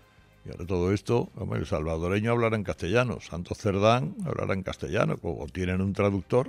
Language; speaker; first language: Spanish; native; Spanish